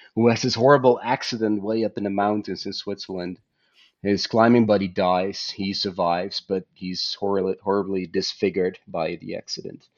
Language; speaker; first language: English; non-native, fluent; Dutch